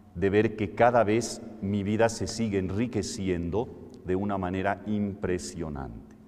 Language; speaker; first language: Spanish; native; Spanish